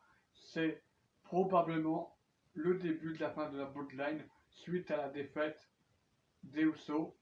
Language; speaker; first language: French; native; French